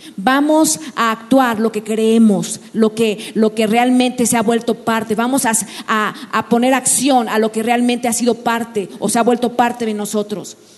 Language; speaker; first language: Spanish; native; Spanish